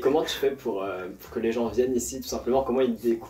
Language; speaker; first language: French; native; French